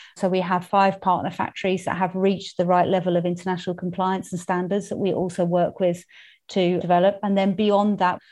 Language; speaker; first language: English; native; English